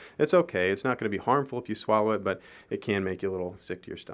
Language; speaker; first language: English; native; English